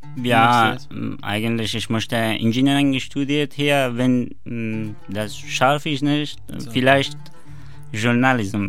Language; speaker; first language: German; non-native, learner; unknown